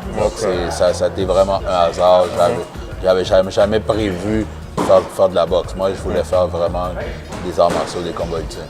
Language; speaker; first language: French; early bilingual, other home language; Haitian Creole